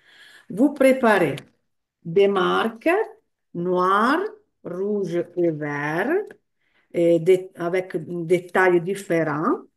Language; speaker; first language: French; non-native, fluent; Italian